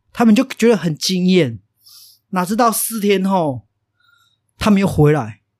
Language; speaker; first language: Chinese; native; Chinese